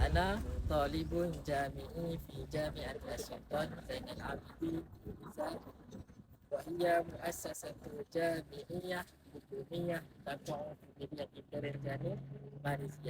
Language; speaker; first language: Arabic; non-native, learner; Malay